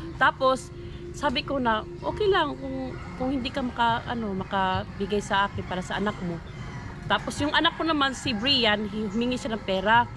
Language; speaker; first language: Filipino; non-native, local second language; Cebuano